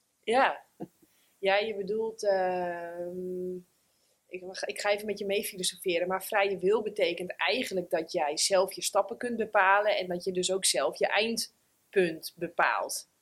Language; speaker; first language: Dutch; native; Dutch